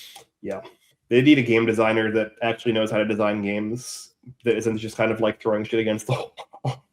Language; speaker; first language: English; native; English